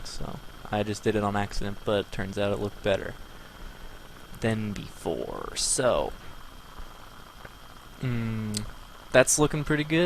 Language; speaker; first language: English; native; English